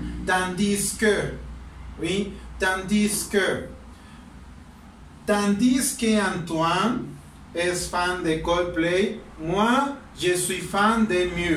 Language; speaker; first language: French; non-native, learner; Spanish